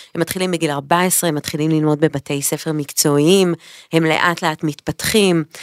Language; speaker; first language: Hebrew; native; Hebrew